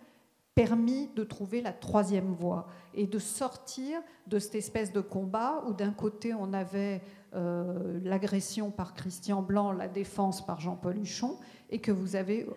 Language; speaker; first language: French; native; French